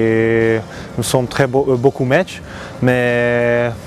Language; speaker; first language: French; non-native, learner; Hungarian